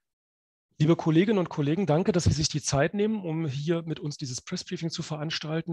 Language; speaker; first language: German; native; German